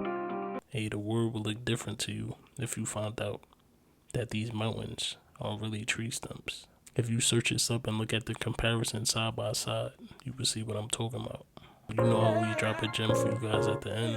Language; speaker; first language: English; native; English